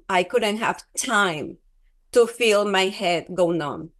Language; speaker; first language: English; non-native, fluent; Spanish